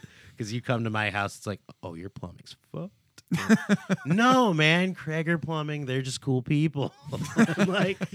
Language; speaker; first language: English; native; English